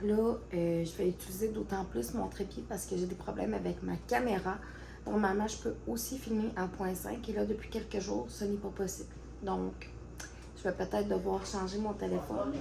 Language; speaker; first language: French; native; French